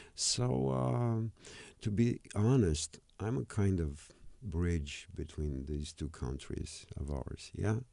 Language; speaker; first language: English; non-native, fluent; Romanian